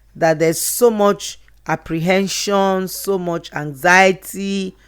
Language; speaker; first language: English; non-native, local second language; Yoruba